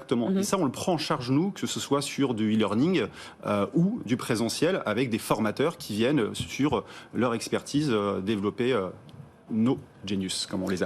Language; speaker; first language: French; native; French